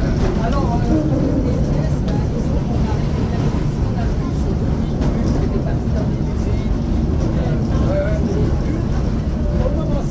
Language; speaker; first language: French; native; French